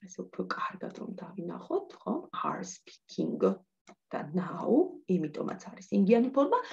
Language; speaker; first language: English; non-native, fluent; Georgian